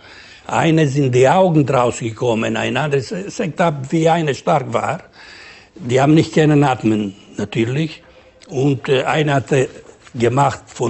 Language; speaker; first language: German; non-native, fluent; Ladino